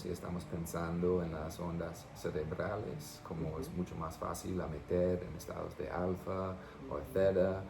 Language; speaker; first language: Spanish; non-native, fluent; English